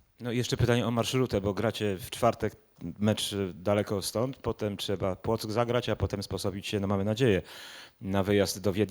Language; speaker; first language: Polish; native; Polish